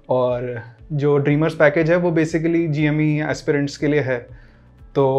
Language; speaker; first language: Hindi; native; Hindi